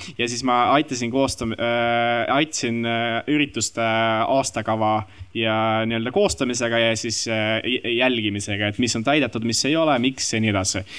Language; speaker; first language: Estonian; non-native, local second language; Russian